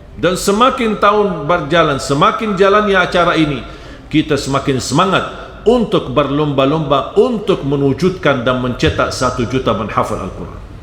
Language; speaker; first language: Malay; non-native, fluent; Arabic